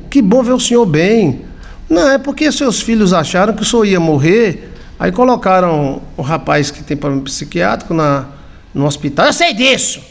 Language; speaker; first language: Portuguese; native; Portuguese